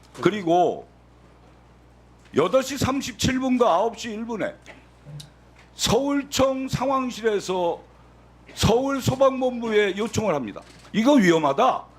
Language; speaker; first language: Korean; native; Korean